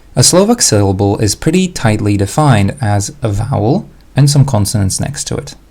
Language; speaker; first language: English; non-native, fluent; Slovak